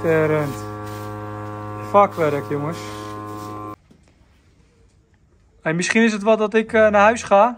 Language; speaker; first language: Dutch; native; Dutch